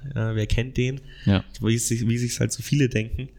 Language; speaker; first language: German; native; German